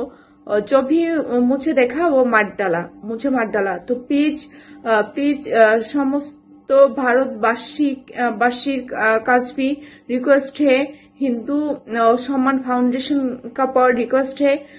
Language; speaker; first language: Hindi; non-native, learner; Bangla